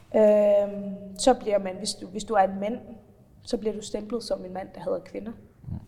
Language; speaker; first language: Danish; non-native, fluent; Faroese